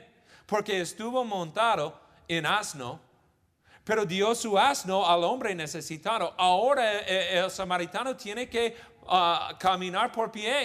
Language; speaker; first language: Spanish; non-native, fluent; English